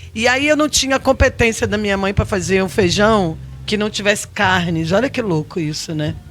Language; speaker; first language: Portuguese; native; Portuguese